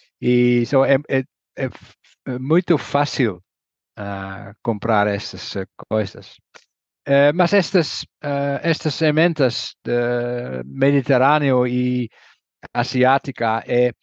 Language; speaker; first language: Portuguese; non-native, learner; Dutch